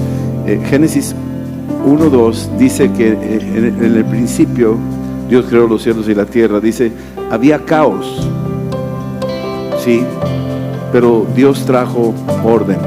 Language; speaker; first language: Spanish; native; Spanish